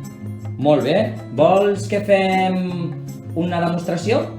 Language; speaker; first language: Catalan; native; Catalan